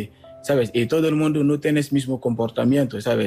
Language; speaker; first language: Spanish; non-native, fluent; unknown